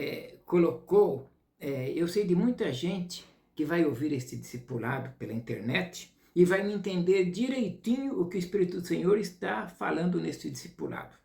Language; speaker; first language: Portuguese; native; Portuguese